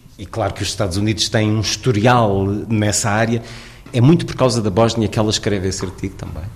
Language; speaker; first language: Portuguese; native; Portuguese